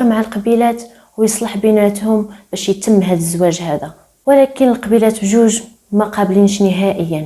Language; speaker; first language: Arabic; native; Arabic